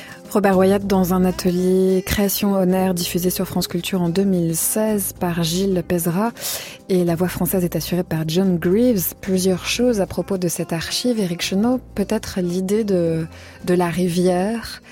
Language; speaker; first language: French; native; French